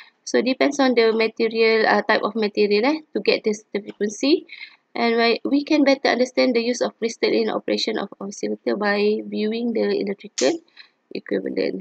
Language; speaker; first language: English; non-native, local second language; Malay